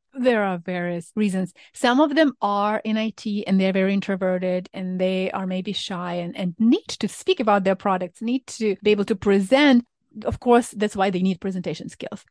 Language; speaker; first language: English; non-native, fluent; Ukrainian